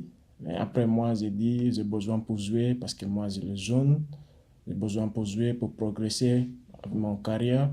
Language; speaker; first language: French; non-native, learner; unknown